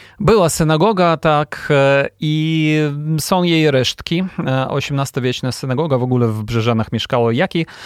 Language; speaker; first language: Polish; non-native, fluent; Ukrainian